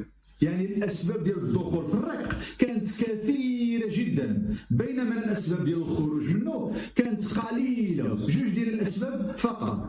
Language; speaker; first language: Arabic; native; Arabic